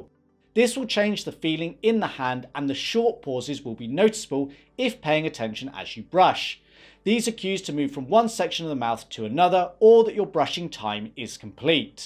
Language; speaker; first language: English; native; English